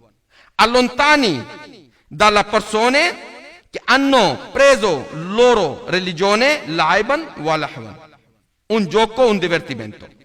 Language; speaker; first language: Italian; non-native, learner; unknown